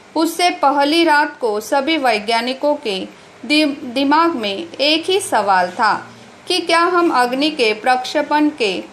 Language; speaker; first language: Hindi; non-native, local second language; Marathi